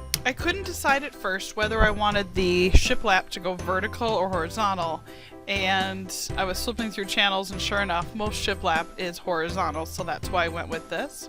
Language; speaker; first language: English; native; English